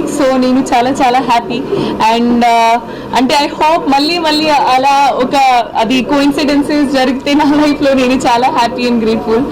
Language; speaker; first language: Telugu; non-native, fluent; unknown